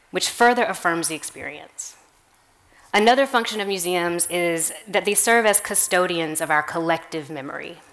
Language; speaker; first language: English; native; English